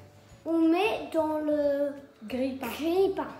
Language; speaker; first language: French; non-native, learner; English